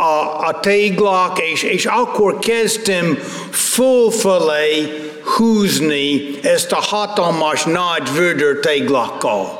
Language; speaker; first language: Hungarian; non-native, fluent; English